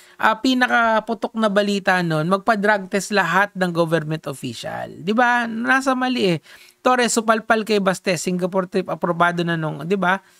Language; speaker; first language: Filipino; native; Filipino